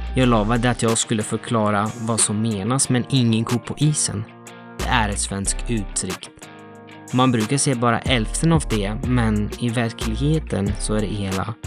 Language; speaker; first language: Swedish; non-native, fluent; Italian